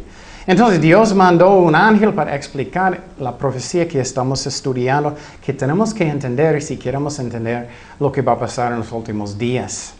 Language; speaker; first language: Spanish; non-native, fluent; English